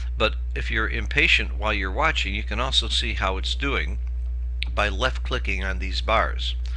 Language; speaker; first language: English; native; English